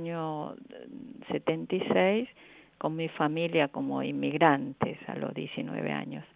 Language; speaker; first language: Spanish; non-native, fluent; Korean